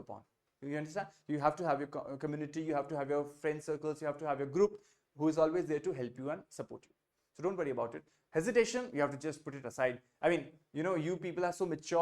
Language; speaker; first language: English; non-native, fluent; Hindi